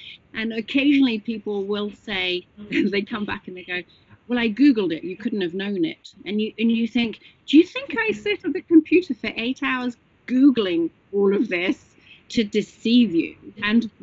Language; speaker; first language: English; native; English